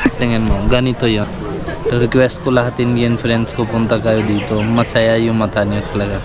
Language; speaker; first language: Filipino; non-native, learner; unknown